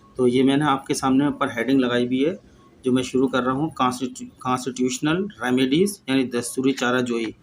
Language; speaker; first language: Urdu; native; Urdu